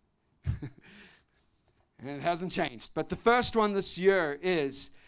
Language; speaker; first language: English; native; English